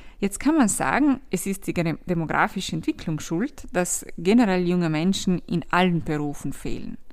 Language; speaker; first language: German; native; German